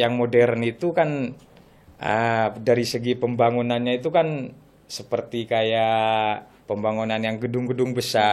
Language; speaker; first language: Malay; non-native, local second language; Madurese